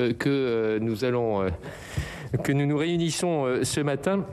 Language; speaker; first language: French; native; French